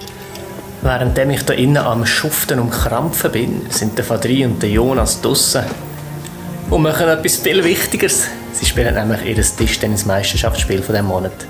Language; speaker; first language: German; native; German